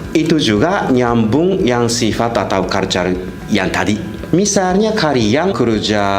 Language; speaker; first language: Indonesian; non-native, fluent; Japanese